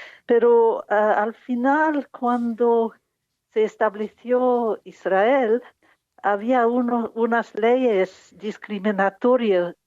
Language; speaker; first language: Spanish; non-native, fluent; English